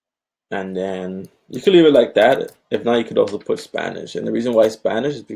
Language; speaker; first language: English; native; English